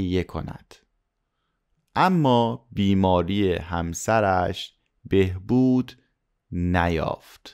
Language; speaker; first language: Persian; native; Persian